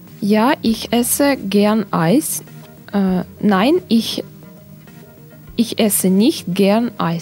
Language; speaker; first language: German; non-native, learner; Russian